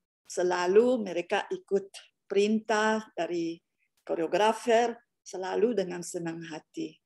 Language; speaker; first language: Indonesian; non-native, fluent; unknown